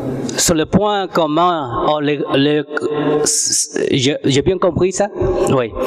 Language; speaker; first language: French; non-native, fluent; Vietnamese